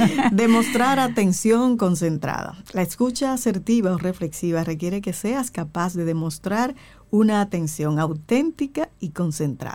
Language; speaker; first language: Spanish; native; Spanish